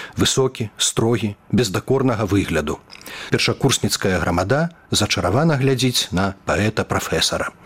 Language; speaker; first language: Belarusian; native; Belarusian